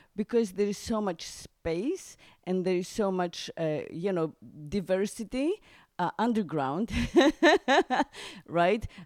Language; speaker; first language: English; non-native, fluent; Greek